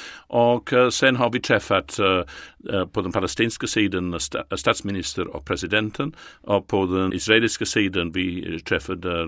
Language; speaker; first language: Swedish; non-native, fluent; English